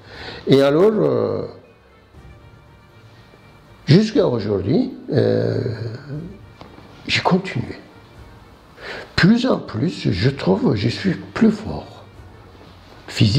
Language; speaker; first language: French; non-native, learner; Turkish